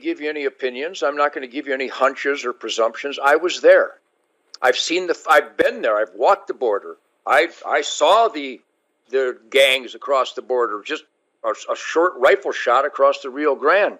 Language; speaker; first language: English; native; English